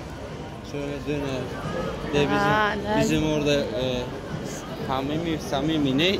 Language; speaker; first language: Turkish; non-native, learner; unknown